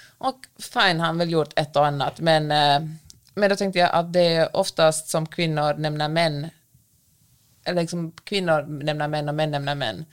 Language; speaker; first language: Swedish; native; Swedish